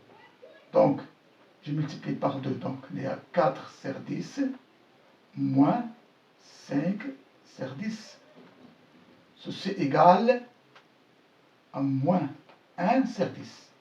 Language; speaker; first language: French; non-native, local second language; Arabic